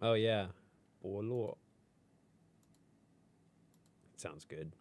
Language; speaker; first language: English; native; English